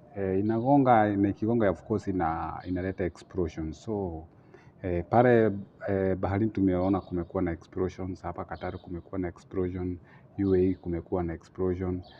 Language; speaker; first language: Swahili; native; Swahili